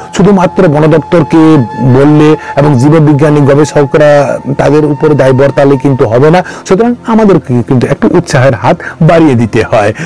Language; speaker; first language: Bangla; non-native, local second language; Kok Borok